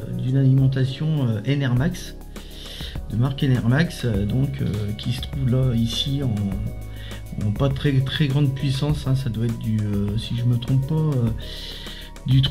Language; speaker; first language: French; native; French